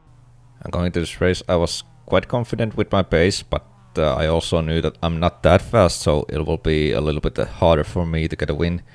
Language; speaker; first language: English; non-native, fluent; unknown